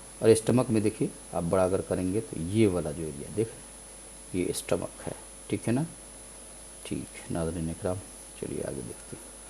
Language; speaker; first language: Urdu; native; Urdu